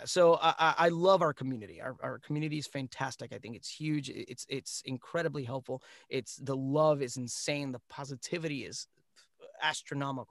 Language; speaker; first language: English; early bilingual, other home language; Spanish